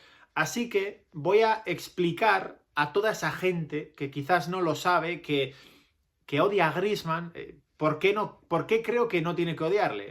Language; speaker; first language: Spanish; native; Spanish